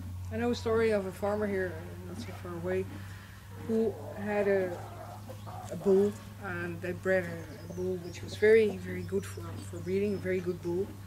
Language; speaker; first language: English; non-native, fluent; Dutch